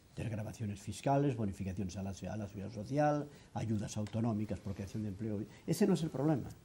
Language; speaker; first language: Spanish; native; Spanish